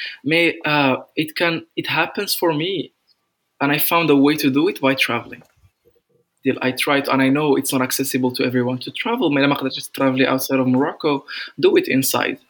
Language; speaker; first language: English; non-native, fluent; Arabic